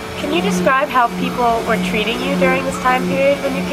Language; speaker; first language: English; native; English